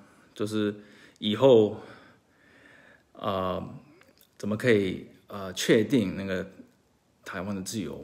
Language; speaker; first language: Chinese; early bilingual, heritage; Chinese